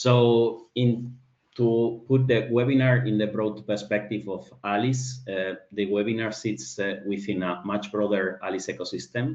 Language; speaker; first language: English; non-native, fluent; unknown